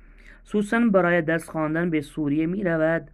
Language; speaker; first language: Persian; non-native, fluent; Urdu